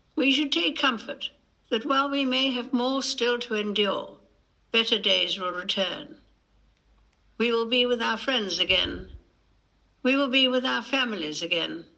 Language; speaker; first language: English; native; English